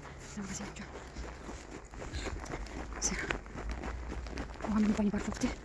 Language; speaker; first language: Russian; non-native, learner; Tajik